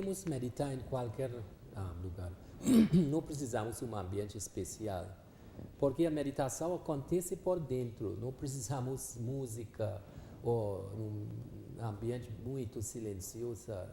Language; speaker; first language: Portuguese; non-native, fluent; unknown